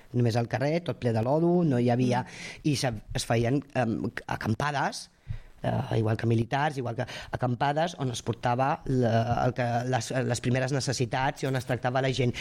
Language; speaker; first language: Catalan; non-native, fluent; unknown